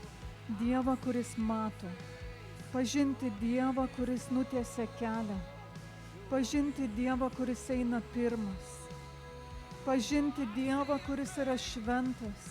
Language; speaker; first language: Lithuanian; native; Lithuanian